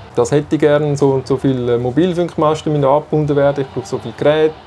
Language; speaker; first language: German; native; German